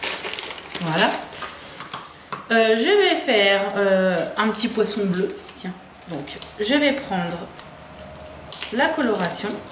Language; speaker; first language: French; native; French